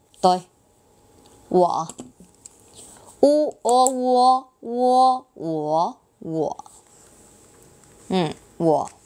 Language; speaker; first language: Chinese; non-native, learner; Vietnamese